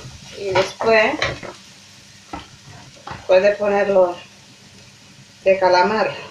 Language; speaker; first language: Spanish; non-native, learner; Indonesian